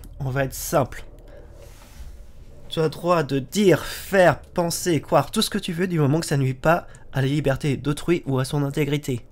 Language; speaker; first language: French; native; French